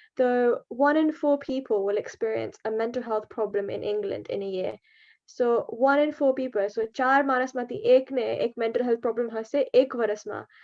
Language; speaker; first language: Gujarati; early bilingual, heritage; Gujarati